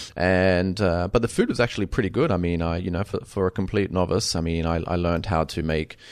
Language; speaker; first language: English; native; English